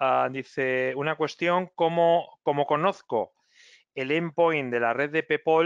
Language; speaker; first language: Spanish; native; Spanish